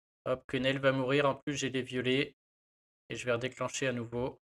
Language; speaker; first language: French; native; French